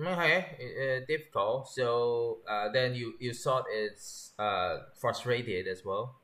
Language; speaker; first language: English; non-native, learner; Chinese